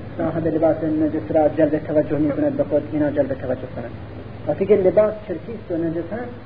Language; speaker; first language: Persian; non-native, local second language; Central Kurdish